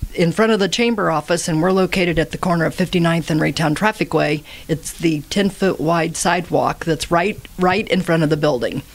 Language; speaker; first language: English; native; English